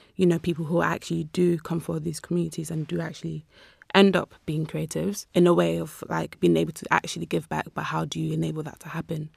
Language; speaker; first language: English; native; English